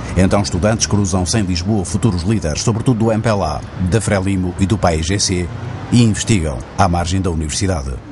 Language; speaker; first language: Portuguese; native; Portuguese